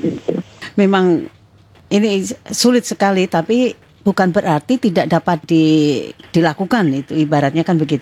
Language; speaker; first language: Indonesian; native; Indonesian